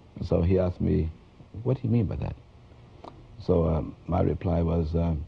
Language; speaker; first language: English; native; English